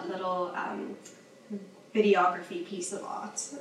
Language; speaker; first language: English; native; English